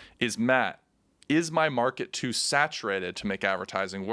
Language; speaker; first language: English; native; English